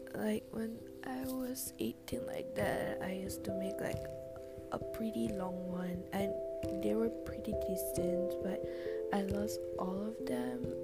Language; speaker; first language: English; non-native, local second language; Malay